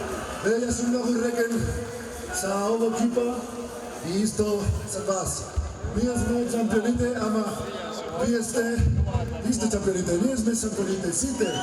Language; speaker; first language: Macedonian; non-native, learner; Croatian